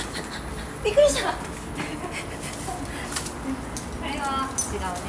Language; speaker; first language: Japanese; native; Japanese